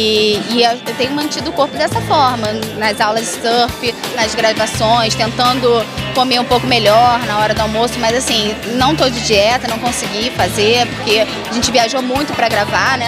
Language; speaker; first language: Portuguese; native; Portuguese